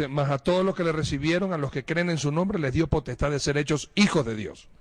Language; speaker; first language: Spanish; native; Spanish